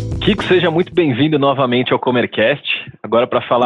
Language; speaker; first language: Portuguese; native; Portuguese